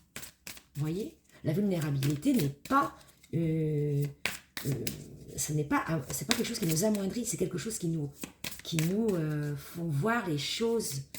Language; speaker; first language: French; native; French